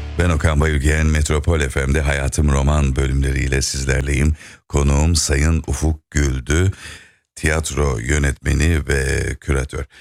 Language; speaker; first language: Turkish; native; Turkish